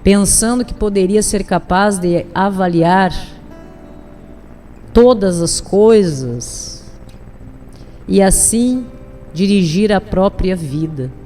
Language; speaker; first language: Portuguese; native; Portuguese